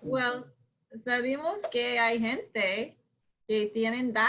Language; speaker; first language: Spanish; non-native, fluent; English